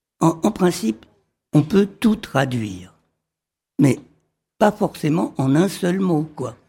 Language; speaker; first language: French; early bilingual, other home language; Arabic